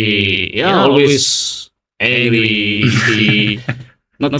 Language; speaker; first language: English; non-native, learner; Indonesian